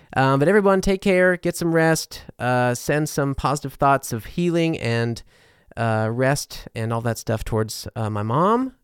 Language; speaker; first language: English; native; English